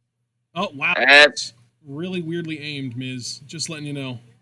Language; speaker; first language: English; native; English